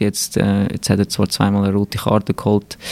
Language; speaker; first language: German; native; German